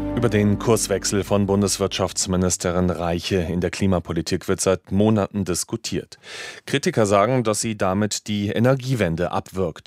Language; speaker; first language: German; native; German